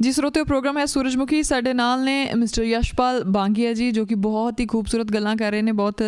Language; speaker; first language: Hindi; non-native, local second language; Punjabi